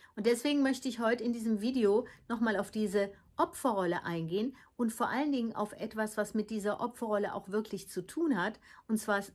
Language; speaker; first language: German; early bilingual, heritage; Dutch